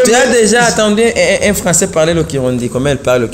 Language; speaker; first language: French; non-native, local second language; Rundi